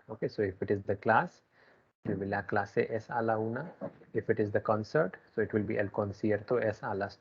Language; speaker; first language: Spanish; non-native, learner; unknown